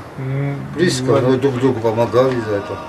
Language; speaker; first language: Russian; non-native, fluent; Georgian